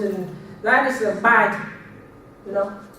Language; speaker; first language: English; non-native, learner; Vietnamese